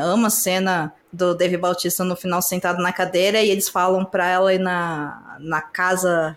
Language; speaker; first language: Portuguese; native; Portuguese